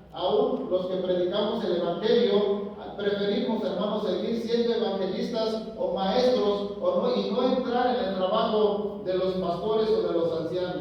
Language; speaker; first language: Spanish; native; Spanish